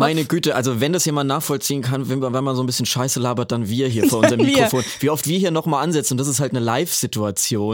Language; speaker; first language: German; native; German